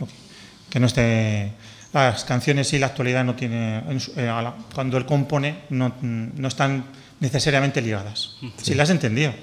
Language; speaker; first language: Spanish; native; Spanish